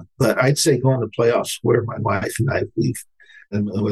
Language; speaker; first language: English; native; English